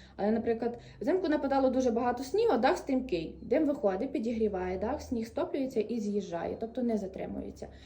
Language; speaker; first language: Ukrainian; native; Ukrainian